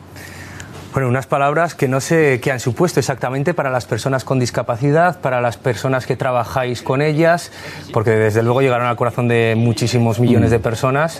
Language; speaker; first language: Spanish; native; Spanish